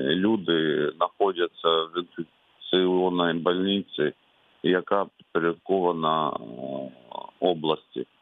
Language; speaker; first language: Ukrainian; non-native, local second language; Russian